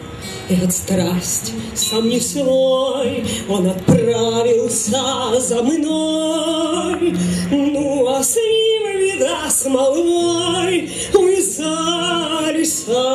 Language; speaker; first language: Russian; native; Russian